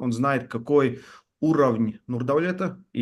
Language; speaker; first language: Russian; non-native, fluent; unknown